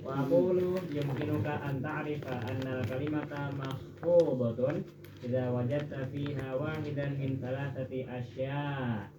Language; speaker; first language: Arabic; non-native, learner; Indonesian